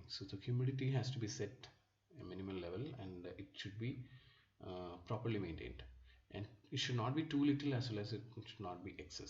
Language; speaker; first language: English; non-native, local second language; Malayalam